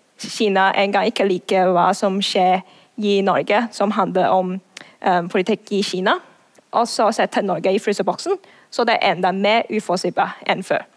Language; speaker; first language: Norwegian; non-native, fluent; Cantonese